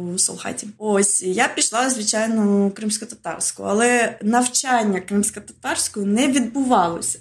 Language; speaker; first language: Ukrainian; early bilingual, other home language; Russian